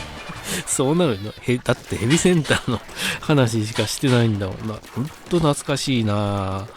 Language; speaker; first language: Japanese; native; Japanese